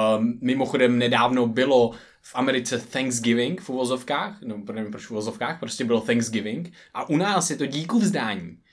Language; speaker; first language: Czech; native; Czech